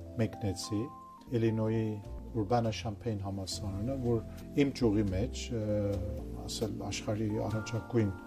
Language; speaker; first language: Armenian; native; Armenian